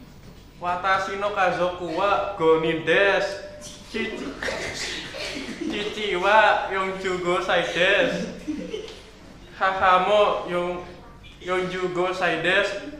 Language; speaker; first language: Japanese; non-native, learner; Indonesian